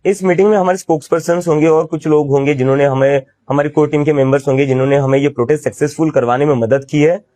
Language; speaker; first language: Hindi; non-native, local second language; Marathi